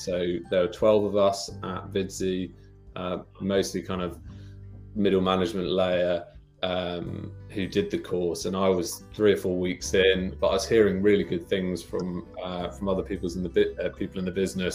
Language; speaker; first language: English; native; English